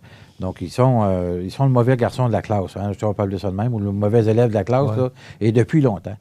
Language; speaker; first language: French; native; French